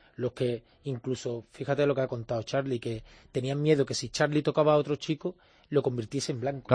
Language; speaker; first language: Spanish; native; Spanish